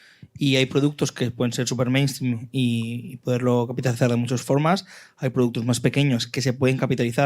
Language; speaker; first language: Spanish; native; Spanish